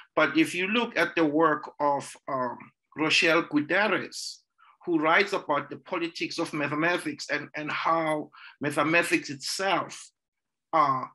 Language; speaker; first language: English; non-native, local second language; Zulu